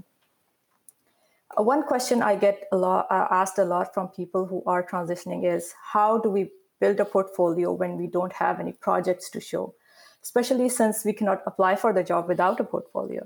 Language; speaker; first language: English; non-native, local second language; Urdu